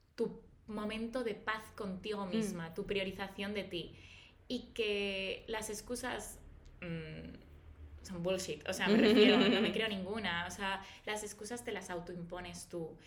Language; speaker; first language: Spanish; native; Spanish